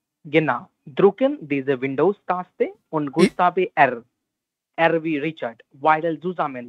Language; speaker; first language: German; non-native, learner; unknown